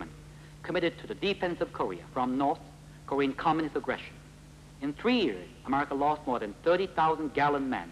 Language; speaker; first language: English; non-native, local second language; Korean